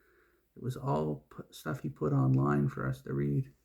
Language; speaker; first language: English; native; English